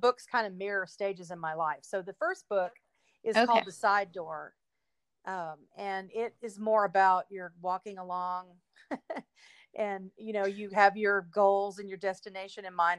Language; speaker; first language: English; native; English